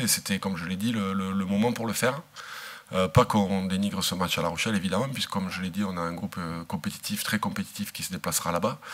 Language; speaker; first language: French; native; French